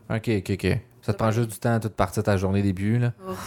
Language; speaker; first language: French; native; French